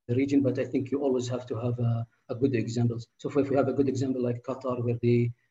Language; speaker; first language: English; non-native, fluent; Arabic